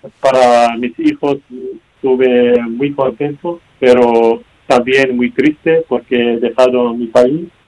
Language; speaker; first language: Spanish; non-native, learner; Arabic